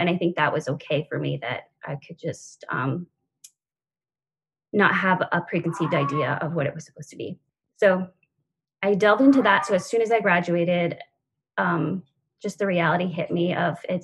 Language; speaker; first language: English; non-native, fluent; French